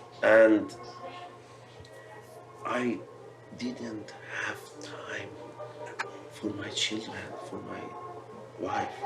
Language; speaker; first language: English; non-native, learner; Persian